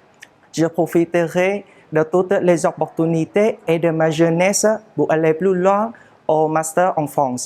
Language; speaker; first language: French; non-native, fluent; Vietnamese